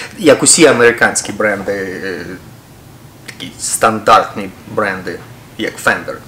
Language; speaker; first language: Ukrainian; non-native, local second language; Russian